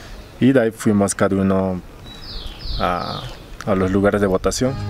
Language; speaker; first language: Spanish; native; Spanish